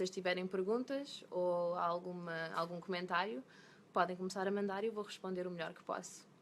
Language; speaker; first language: Portuguese; native; Portuguese